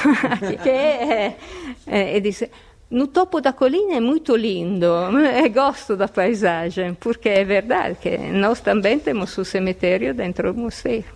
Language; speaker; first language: Portuguese; non-native, fluent; Italian